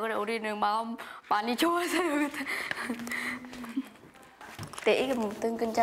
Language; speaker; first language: Korean; non-native, learner; Vietnamese